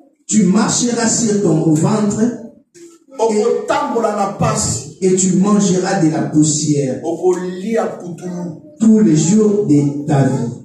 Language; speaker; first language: French; non-native, local second language; Lingala